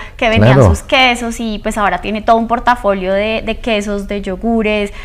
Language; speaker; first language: Spanish; native; Spanish